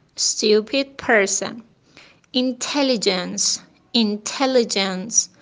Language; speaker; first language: English; non-native, fluent; Persian